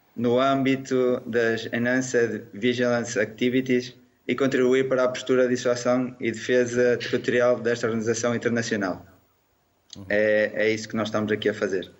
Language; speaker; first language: Portuguese; native; Portuguese